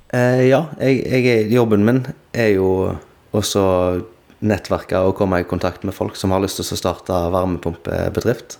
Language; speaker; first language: Norwegian; native; Norwegian